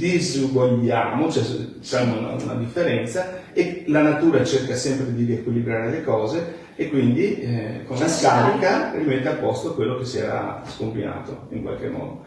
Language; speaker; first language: Italian; native; Italian